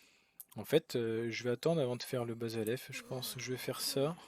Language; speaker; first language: French; native; French